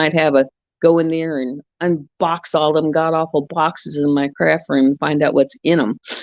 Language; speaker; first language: English; native; English